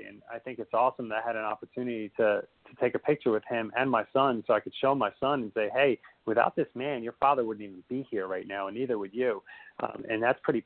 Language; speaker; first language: English; native; English